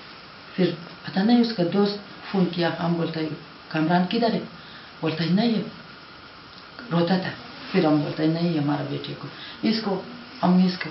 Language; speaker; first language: Hindi; non-native, local second language; Hazaragi